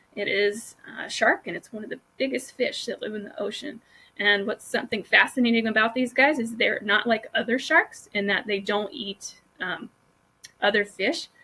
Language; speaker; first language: English; native; English